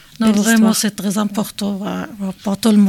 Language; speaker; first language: French; non-native, learner; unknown